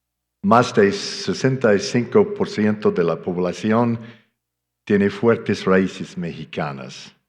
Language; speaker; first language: Spanish; non-native, fluent; English